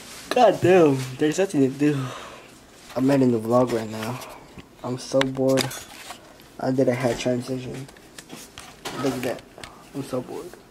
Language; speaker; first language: English; early bilingual, other home language; Spanish